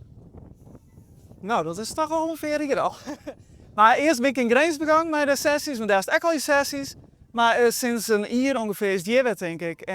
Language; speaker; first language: Dutch; non-native, local second language; Western Frisian